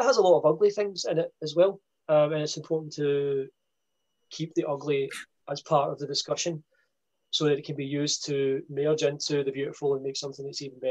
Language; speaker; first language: English; native; English